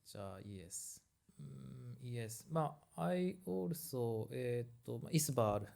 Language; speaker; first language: English; non-native, learner; Japanese